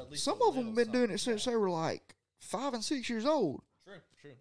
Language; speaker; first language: English; native; English